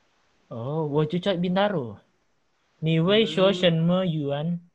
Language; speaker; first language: Chinese; non-native, learner; Indonesian